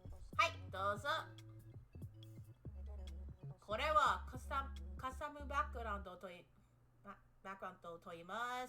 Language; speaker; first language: Japanese; non-native, learner; English